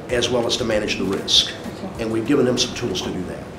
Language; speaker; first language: English; native; English